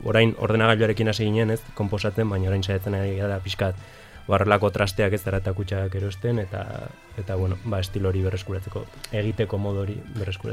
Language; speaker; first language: Basque; non-native, local second language; Spanish